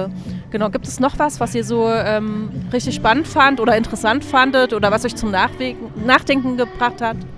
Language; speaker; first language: German; native; German